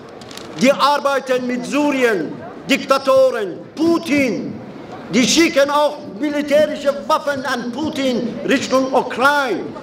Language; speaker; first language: German; non-native, fluent; Persian